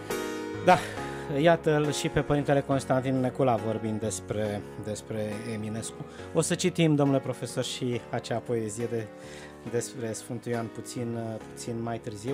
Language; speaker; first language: Romanian; native; Romanian